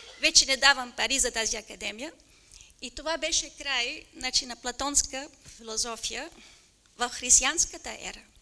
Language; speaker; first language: Bulgarian; non-native, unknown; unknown